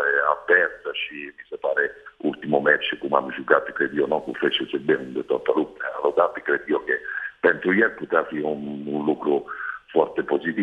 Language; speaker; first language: Romanian; non-native, fluent; Italian